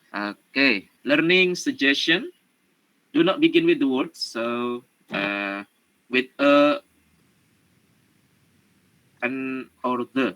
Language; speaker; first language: English; non-native, learner; Indonesian